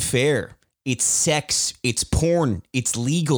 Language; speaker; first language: English; native; English